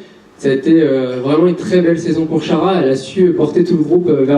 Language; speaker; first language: French; native; French